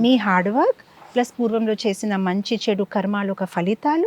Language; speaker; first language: Telugu; non-native, fluent; Gujarati